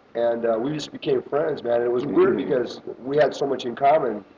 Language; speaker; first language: English; native; English